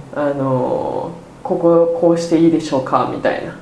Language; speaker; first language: Japanese; native; Japanese